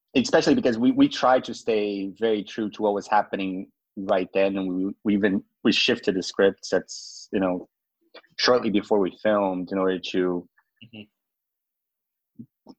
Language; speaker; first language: English; non-native, fluent; Portuguese